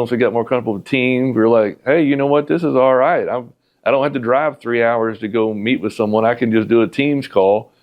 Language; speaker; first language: English; native; English